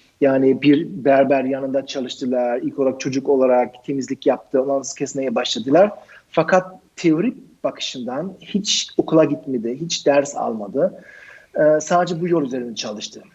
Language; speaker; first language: Turkish; non-native, fluent; German